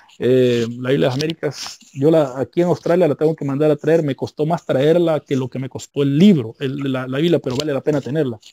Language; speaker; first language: Spanish; native; Spanish